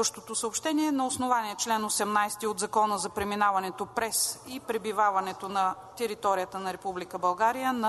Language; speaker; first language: Bulgarian; native; Bulgarian